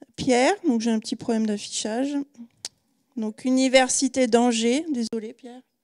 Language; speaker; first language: French; native; French